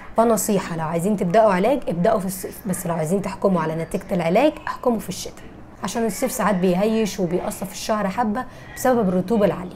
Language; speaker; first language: Arabic; native; Arabic